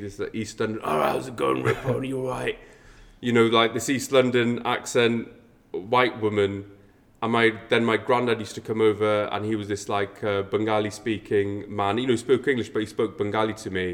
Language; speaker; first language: English; native; English